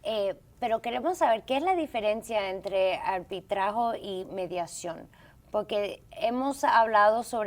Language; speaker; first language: Spanish; early bilingual, heritage; English